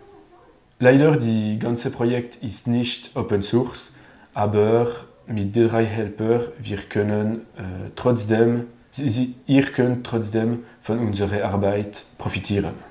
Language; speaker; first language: German; non-native, learner; French